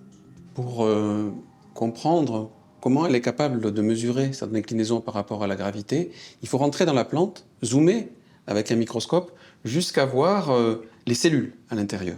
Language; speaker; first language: French; native; French